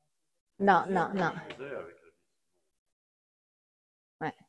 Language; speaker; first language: French; non-native, fluent; Italian